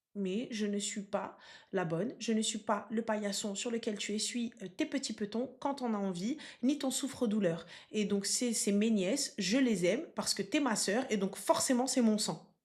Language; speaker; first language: French; native; French